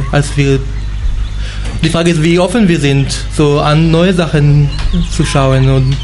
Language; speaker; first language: German; non-native, fluent; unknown